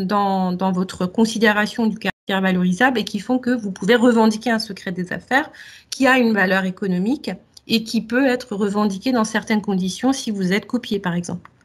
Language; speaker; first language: French; native; French